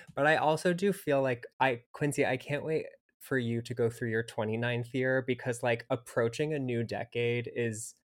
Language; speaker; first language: English; native; English